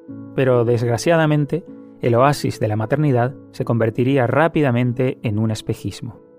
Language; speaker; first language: Spanish; native; Spanish